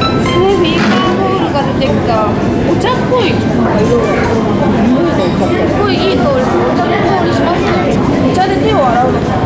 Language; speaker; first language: Japanese; native; Japanese